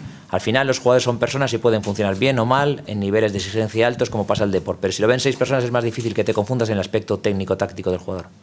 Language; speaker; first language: Spanish; native; Spanish